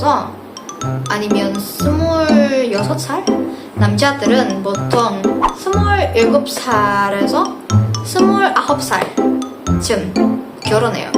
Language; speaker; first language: Korean; non-native, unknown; Indonesian